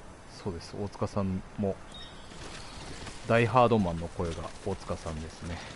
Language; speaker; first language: Japanese; native; Japanese